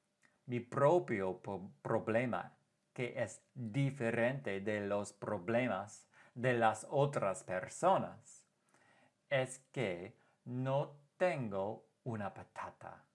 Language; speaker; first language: Spanish; non-native, fluent; English